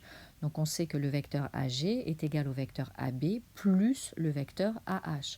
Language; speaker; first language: French; native; French